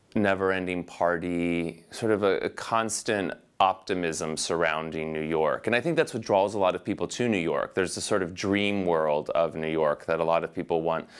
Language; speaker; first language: English; native; English